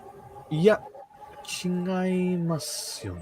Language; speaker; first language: Japanese; early bilingual, heritage; Japanese